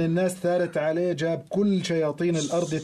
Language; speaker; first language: Arabic; native; Arabic